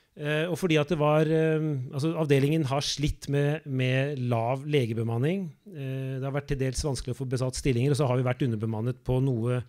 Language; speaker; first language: Norwegian; native; Norwegian